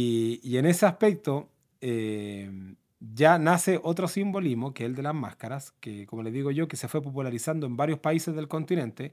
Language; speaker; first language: Spanish; native; Spanish